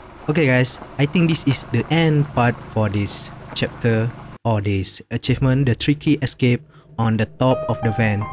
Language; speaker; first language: English; non-native, local second language; Malay